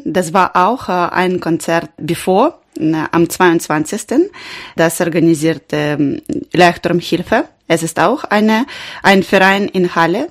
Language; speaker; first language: German; non-native, learner; Ukrainian